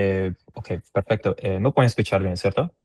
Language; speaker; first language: Spanish; native; Spanish